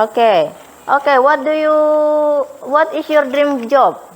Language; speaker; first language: English; non-native, fluent; Indonesian